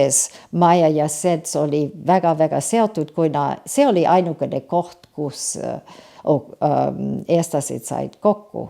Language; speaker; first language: Estonian; early bilingual, heritage; Estonian